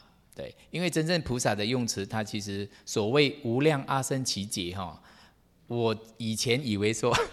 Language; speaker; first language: Chinese; native; Chinese